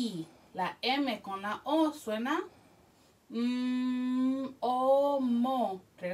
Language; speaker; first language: Spanish; early bilingual, heritage; Spanish